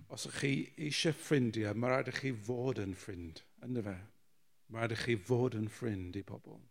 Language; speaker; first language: Welsh; non-native, local second language; English